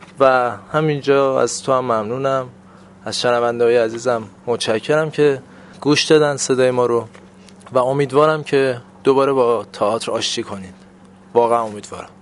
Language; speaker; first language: Persian; native; Persian